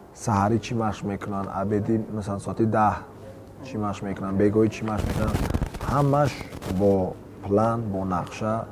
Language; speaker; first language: Tajik; native; Tajik